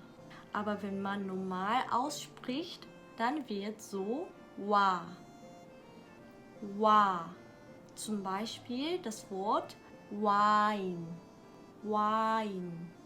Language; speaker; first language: German; non-native, learner; Korean